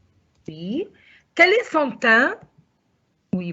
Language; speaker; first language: French; non-native, fluent; Arabic